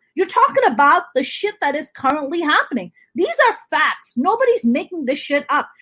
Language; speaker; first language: English; non-native, local second language; Urdu